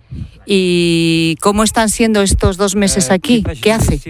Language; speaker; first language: Spanish; native; Spanish